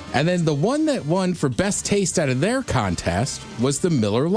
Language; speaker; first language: English; native; English